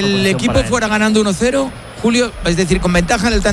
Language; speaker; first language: Spanish; native; Spanish